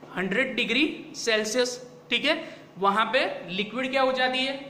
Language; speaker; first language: Hindi; non-native, local second language; Gujarati